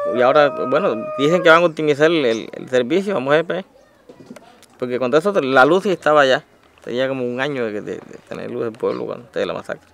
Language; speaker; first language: Spanish; native; Spanish